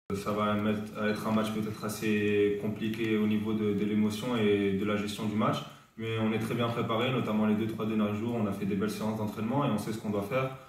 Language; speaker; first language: French; early bilingual, other home language; Arabic